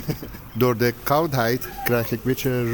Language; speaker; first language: Dutch; non-native, learner; Persian